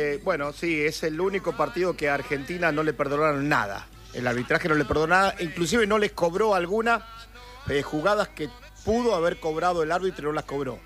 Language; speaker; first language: Spanish; native; Spanish